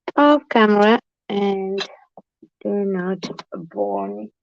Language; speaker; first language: English; non-native, fluent; Polish